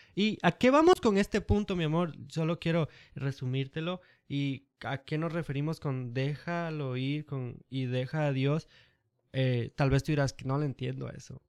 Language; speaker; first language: Spanish; native; Spanish